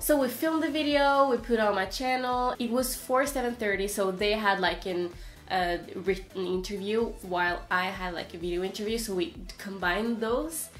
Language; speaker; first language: English; non-native, fluent; Portuguese